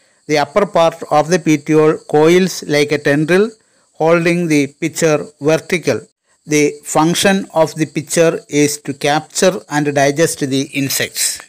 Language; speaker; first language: English; non-native, local second language; Malayalam